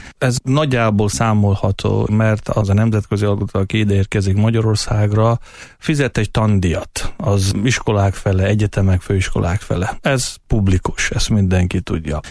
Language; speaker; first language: Hungarian; non-native, fluent; Persian